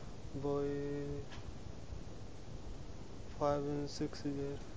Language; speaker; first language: English; non-native, learner; Punjabi